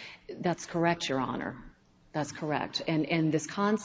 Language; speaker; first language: English; native; English